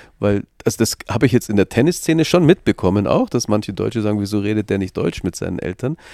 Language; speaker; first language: German; native; German